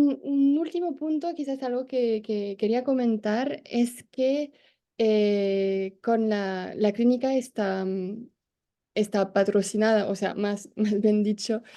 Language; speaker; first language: Spanish; non-native, fluent; French